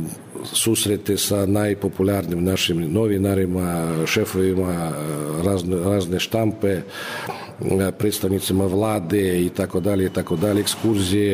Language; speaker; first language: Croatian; non-native, fluent; Russian